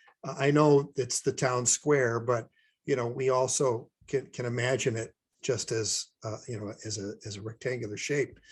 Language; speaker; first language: English; native; English